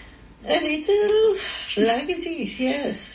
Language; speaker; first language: English; non-native, learner; Polish